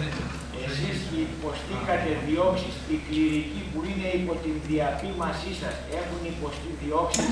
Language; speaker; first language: Greek; native; Greek